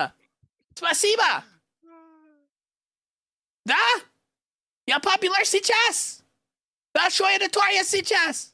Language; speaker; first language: Russian; non-native, learner; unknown